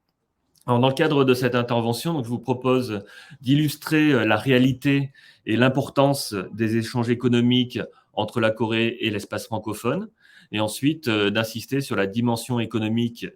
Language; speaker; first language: French; native; French